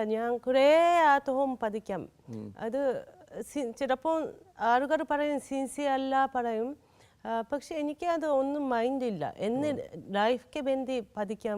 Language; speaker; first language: Malayalam; non-native, learner; Japanese